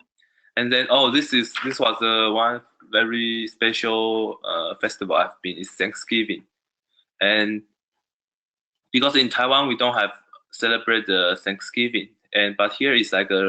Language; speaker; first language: English; non-native, learner; Chinese